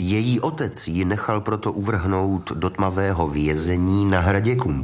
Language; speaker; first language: Czech; native; Czech